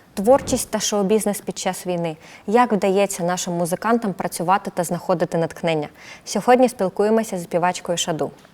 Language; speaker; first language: Ukrainian; native; Ukrainian